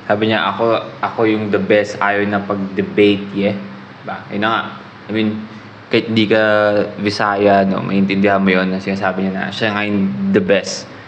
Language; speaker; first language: Filipino; native; Filipino